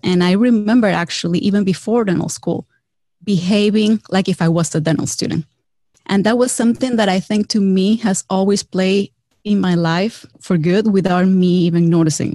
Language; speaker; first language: English; non-native, fluent; Spanish